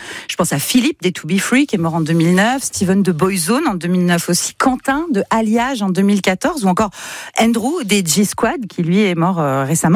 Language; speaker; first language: French; native; French